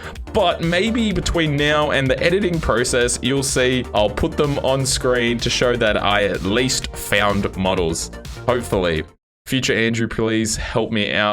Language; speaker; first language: English; native; English